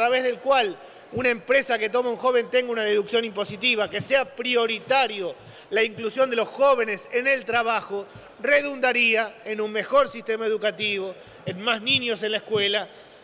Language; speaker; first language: Spanish; native; Spanish